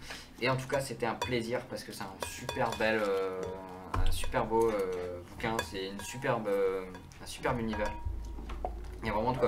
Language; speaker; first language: French; native; French